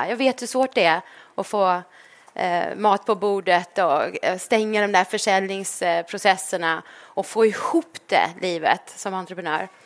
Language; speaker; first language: Swedish; native; Swedish